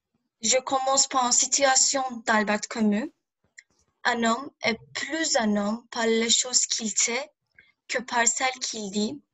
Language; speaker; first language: French; non-native, learner; Turkish